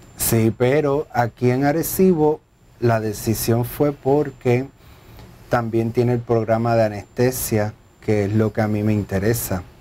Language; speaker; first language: Spanish; early bilingual, heritage; Spanish